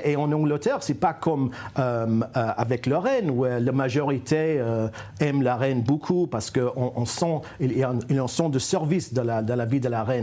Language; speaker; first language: French; non-native, fluent; English